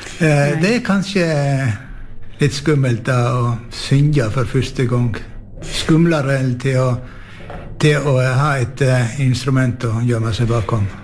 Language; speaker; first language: Norwegian; native; Norwegian